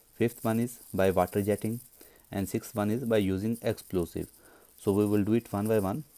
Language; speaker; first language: English; non-native, local second language; Punjabi